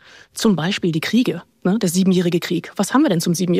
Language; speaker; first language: German; native; German